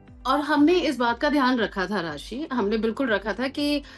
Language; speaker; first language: Hindi; native; Hindi